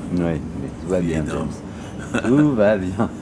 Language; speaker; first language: French; native; French